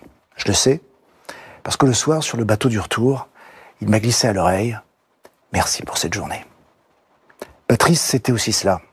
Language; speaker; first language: French; native; French